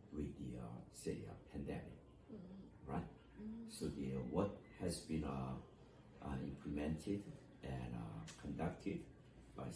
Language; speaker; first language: English; non-native, fluent; Korean